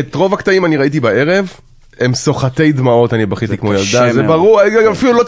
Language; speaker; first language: Hebrew; native; Hebrew